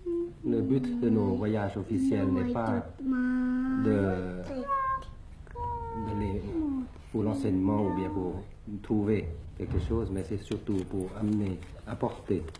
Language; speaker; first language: French; early bilingual, other home language; Thai